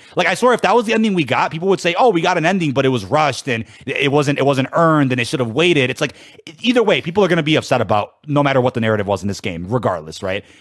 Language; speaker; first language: English; native; English